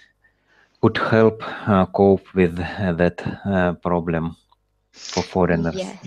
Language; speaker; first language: English; non-native, learner; Russian